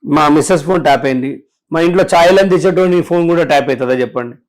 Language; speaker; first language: Telugu; native; Telugu